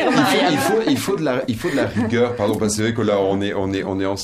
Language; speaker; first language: French; native; French